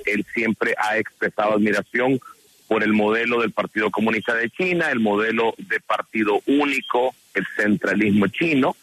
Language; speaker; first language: Spanish; native; Spanish